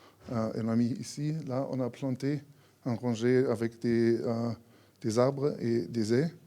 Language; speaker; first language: French; non-native, fluent; German